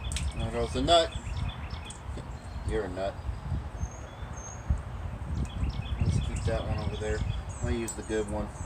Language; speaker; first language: English; native; English